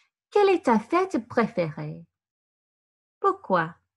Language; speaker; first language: French; non-native, fluent; English